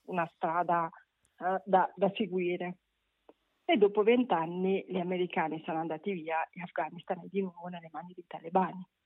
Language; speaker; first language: Italian; non-native, fluent; Persian